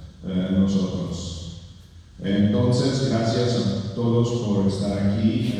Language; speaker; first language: Spanish; non-native, fluent; Italian